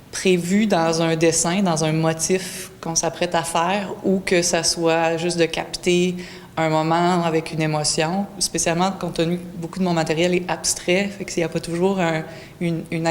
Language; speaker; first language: French; native; French